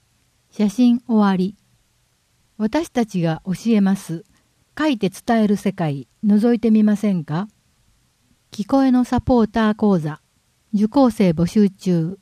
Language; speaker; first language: Japanese; native; Japanese